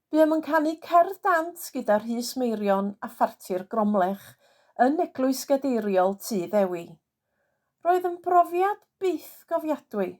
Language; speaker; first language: Welsh; non-native, fluent; English